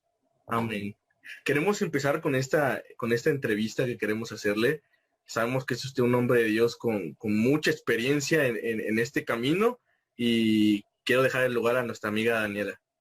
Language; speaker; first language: Spanish; native; Spanish